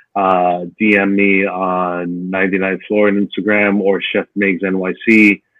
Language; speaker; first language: English; native; English